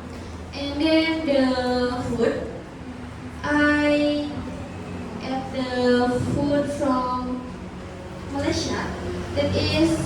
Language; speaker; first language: English; non-native, learner; Indonesian